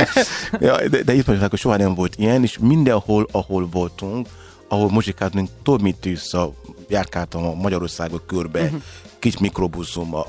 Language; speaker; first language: Hungarian; non-native, learner; Yoruba